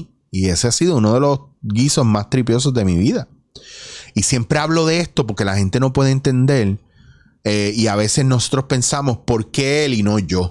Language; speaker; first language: Spanish; native; Spanish